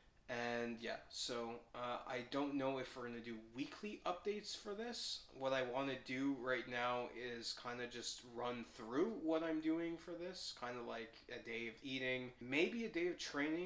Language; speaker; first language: English; native; English